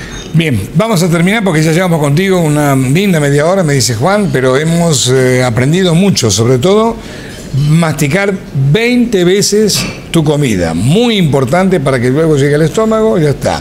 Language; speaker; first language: Spanish; native; Spanish